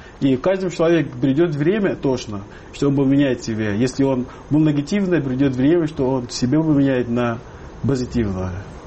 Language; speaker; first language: Russian; non-native, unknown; Arabic